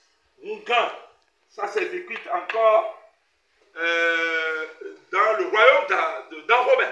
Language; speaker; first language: French; non-native, local second language; Fon